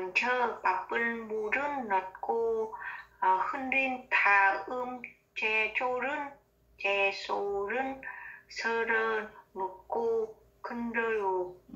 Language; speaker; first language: Korean; non-native, learner; Vietnamese